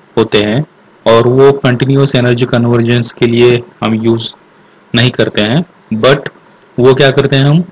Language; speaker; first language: Hindi; non-native, local second language; Marathi